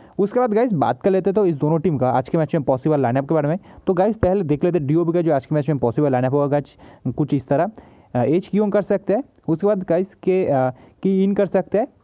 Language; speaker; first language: Hindi; native; Hindi